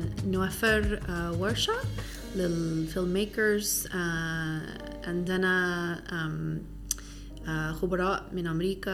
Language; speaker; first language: Arabic; non-native, fluent; English